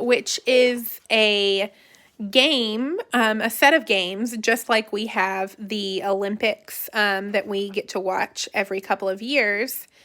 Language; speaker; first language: English; native; English